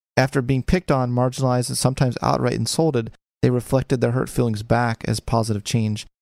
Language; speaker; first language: English; native; English